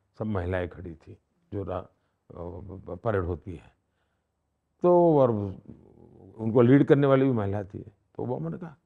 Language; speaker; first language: Hindi; non-native, local second language; Gujarati